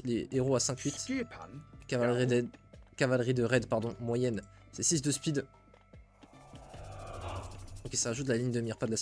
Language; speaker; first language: French; native; French